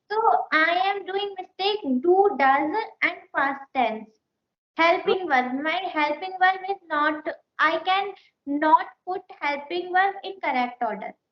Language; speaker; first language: English; non-native, learner; Hindi